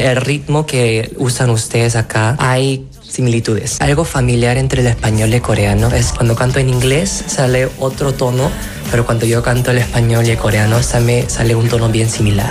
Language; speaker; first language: Spanish; non-native, fluent; Korean